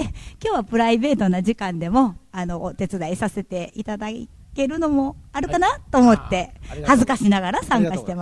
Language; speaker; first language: Japanese; native; Japanese